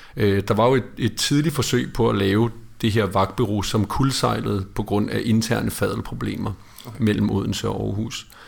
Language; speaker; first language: Danish; native; Danish